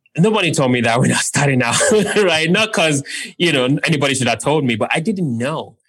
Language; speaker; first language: English; non-native, local second language; Yoruba